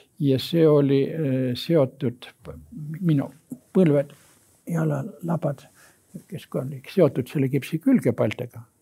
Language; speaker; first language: Estonian; native; Estonian